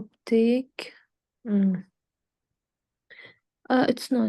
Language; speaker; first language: English; non-native, learner; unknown